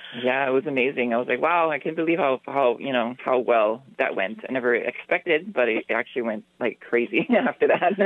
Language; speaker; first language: English; native; English